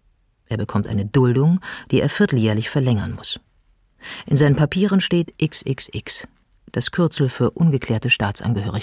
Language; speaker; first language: German; native; German